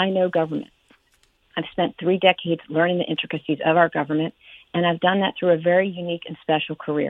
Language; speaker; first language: English; native; English